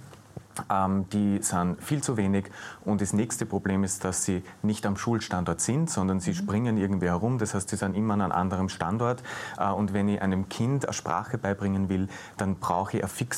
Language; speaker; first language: German; native; German